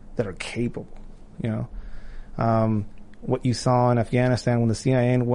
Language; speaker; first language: English; non-native, fluent; Spanish